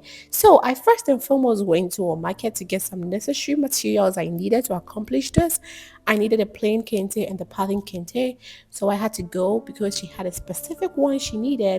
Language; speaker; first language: English; non-native, local second language; Akan